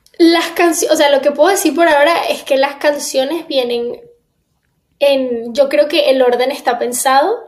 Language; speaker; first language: Spanish; native; Spanish